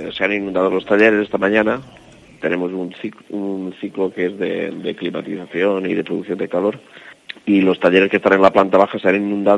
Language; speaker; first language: Spanish; native; Spanish